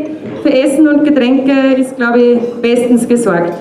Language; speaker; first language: German; native; German